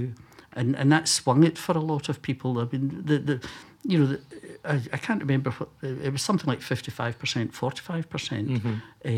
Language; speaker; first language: English; native; English